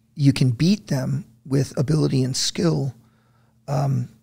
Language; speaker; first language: English; native; English